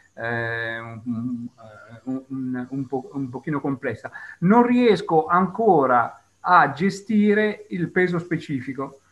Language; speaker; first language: Italian; native; Italian